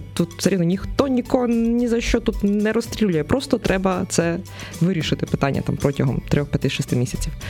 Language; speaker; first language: Ukrainian; native; Ukrainian